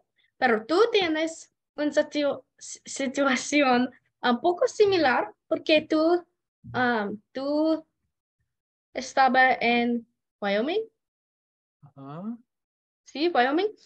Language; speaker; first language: Spanish; non-native, learner; English